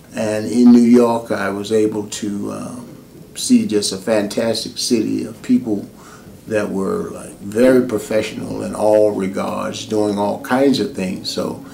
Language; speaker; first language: English; native; English